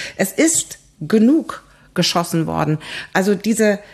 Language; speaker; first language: German; native; German